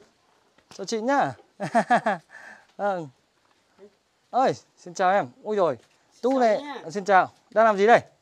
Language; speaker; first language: Vietnamese; native; Vietnamese